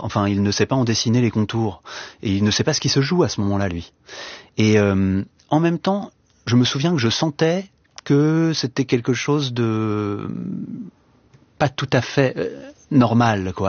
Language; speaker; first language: French; native; French